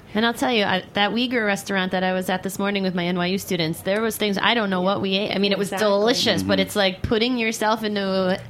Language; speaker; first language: English; native; English